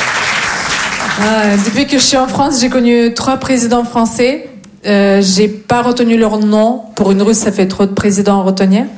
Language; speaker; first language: French; non-native, fluent; Russian